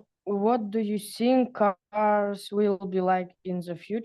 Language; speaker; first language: English; non-native, learner; Russian